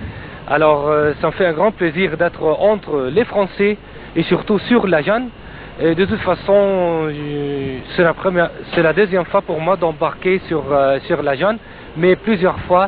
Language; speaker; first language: French; non-native, fluent; Arabic